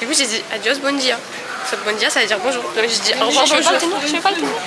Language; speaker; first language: French; native; French